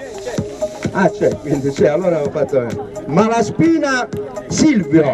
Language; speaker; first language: Italian; native; Italian